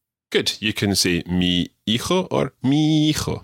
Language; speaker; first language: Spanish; non-native, fluent; English